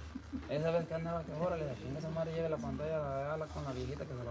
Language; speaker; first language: Spanish; native; Spanish